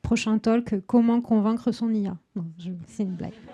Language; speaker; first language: French; native; French